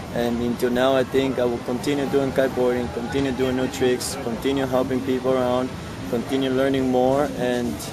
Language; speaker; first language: English; non-native, fluent; Spanish